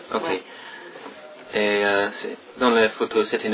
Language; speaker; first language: French; non-native, learner; English